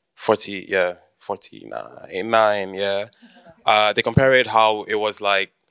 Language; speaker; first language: English; early bilingual, heritage; Portuguese